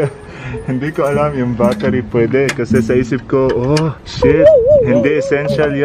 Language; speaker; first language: Filipino; non-native, learner; Arabic